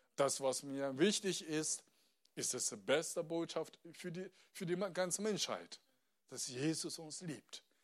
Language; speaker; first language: German; non-native, fluent; Chinese